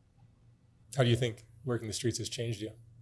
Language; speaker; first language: English; native; English